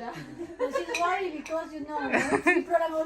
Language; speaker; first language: English; non-native, fluent; Spanish